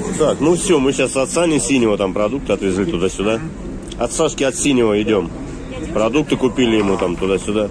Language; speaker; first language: Russian; native; Russian